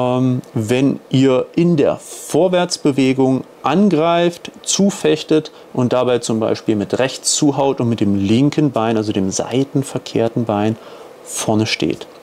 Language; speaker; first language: German; native; German